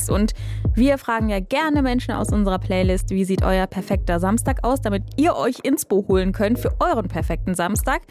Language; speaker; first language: German; native; German